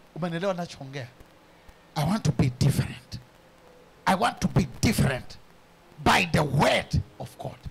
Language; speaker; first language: English; non-native, local second language; Swahili